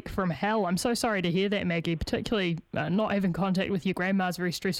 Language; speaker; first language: English; native; English